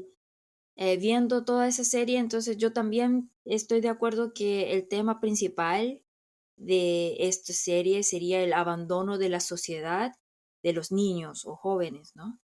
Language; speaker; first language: Spanish; non-native, fluent; Korean